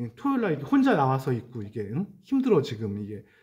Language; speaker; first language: Korean; native; Korean